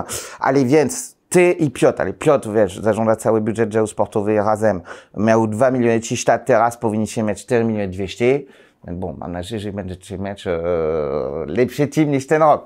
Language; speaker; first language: Polish; non-native, learner; French